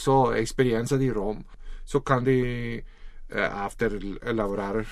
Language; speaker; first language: Swedish; non-native, learner; Icelandic